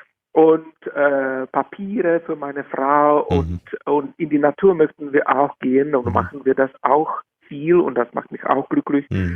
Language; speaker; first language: German; non-native, fluent; Czech